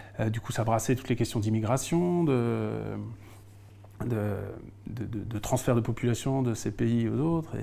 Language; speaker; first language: French; native; French